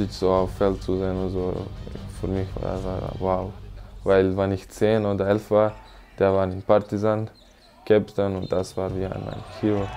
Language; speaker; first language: German; non-native, learner; Serbian